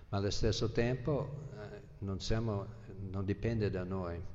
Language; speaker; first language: Italian; non-native, fluent; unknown